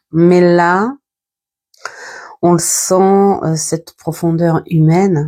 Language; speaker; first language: French; native; French